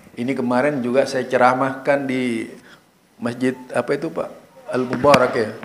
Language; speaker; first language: Indonesian; non-native, local second language; Madurese